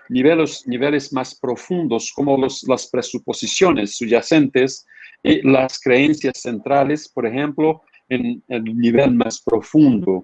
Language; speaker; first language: Spanish; non-native, fluent; Portuguese